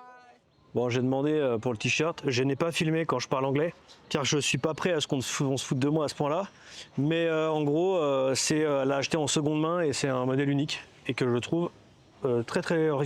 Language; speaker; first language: French; native; French